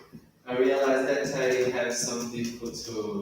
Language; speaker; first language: English; non-native, learner; Portuguese